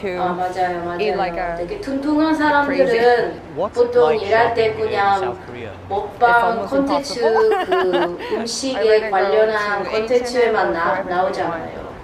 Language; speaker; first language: Korean; non-native, learner; Italian